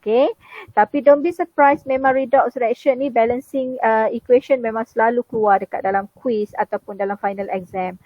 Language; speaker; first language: Malay; native; Malay